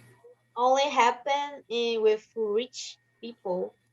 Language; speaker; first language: English; non-native, learner; Portuguese